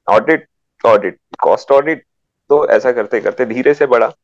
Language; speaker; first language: Hindi; native; Hindi